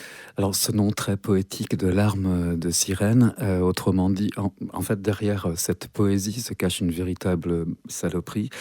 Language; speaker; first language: French; native; French